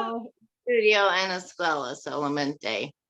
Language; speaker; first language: Spanish; non-native, learner; English